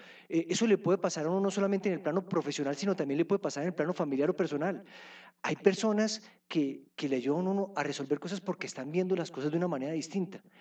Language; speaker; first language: Spanish; native; Spanish